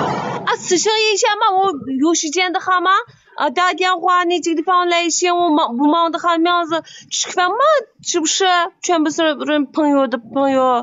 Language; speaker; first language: Chinese; non-native, local second language; Uyghur